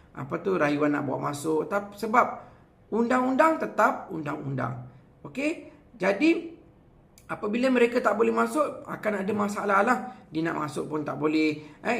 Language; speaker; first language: Malay; non-native, local second language; Tamil